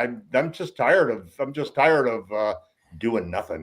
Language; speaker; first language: English; native; English